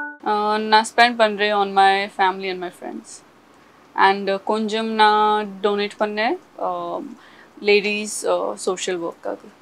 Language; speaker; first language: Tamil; non-native, learner; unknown